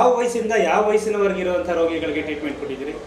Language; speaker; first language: Kannada; native; Kannada